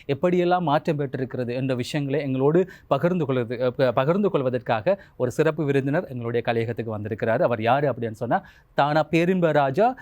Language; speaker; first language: Tamil; native; Tamil